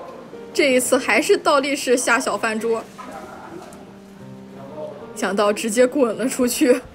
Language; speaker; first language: Chinese; native; Chinese